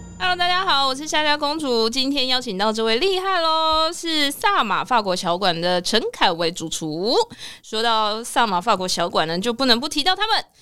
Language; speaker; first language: Chinese; native; Chinese